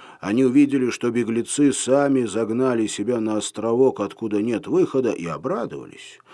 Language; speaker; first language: Russian; native; Russian